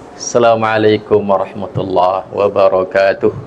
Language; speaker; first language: Arabic; non-native, fluent; Indonesian